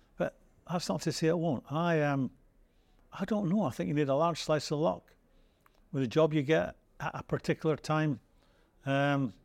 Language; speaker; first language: English; native; English